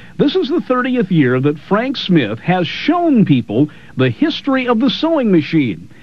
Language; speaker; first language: English; native; English